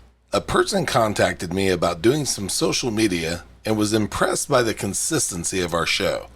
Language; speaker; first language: English; native; English